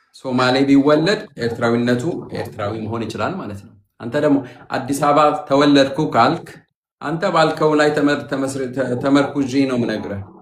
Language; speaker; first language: Amharic; native; Amharic